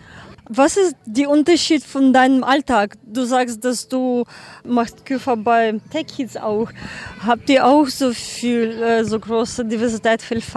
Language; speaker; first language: German; non-native, learner; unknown